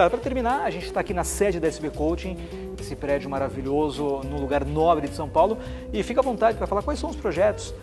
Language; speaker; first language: Portuguese; native; Portuguese